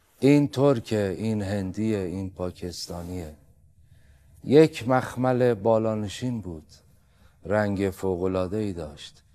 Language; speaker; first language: Persian; native; Persian